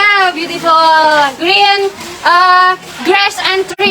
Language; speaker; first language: English; non-native, learner; Indonesian